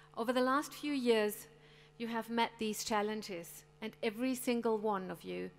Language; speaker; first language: English; non-native, fluent; German